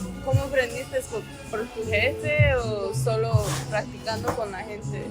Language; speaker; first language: Spanish; early bilingual, heritage; Spanish